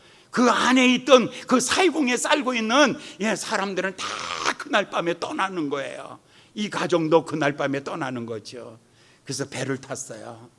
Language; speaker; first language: Korean; native; Korean